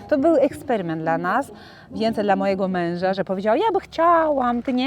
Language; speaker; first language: Polish; non-native, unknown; Romanian